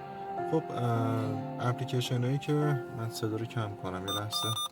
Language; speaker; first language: Persian; native; Persian